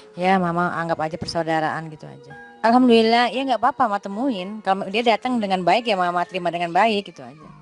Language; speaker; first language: Indonesian; native; Indonesian